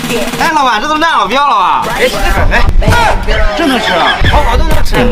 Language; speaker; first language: Chinese; native; Chinese